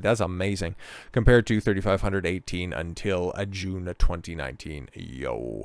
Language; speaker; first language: English; native; English